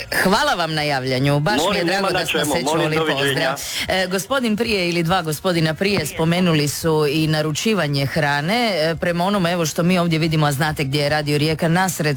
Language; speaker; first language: Serbian; native; Serbian